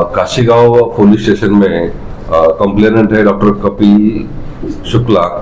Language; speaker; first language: Hindi; non-native, local second language; Marathi